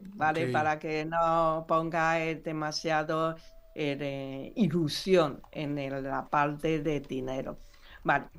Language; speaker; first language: Spanish; non-native, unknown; Chinese